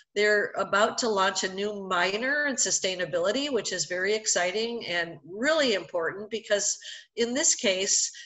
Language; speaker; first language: English; native; English